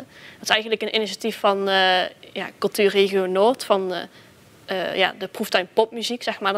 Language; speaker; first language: Dutch; native; Dutch